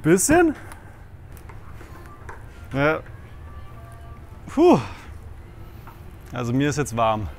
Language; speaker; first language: German; native; German